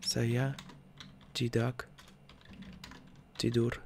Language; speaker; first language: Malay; non-native, learner; Russian